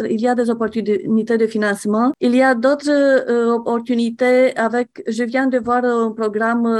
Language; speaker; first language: French; non-native, fluent; Romanian